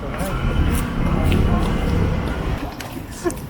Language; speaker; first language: Japanese; native; Japanese